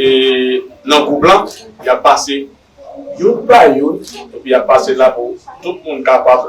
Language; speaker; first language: French; non-native, learner; Haitian Creole